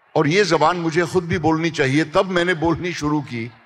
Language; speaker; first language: Hindi; native; Hindi